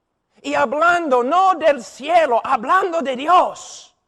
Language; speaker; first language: Spanish; non-native, fluent; English